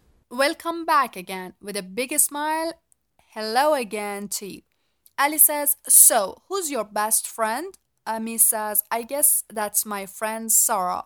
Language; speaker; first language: English; non-native, fluent; Persian